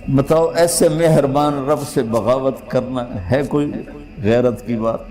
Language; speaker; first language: Urdu; non-native, local second language; Punjabi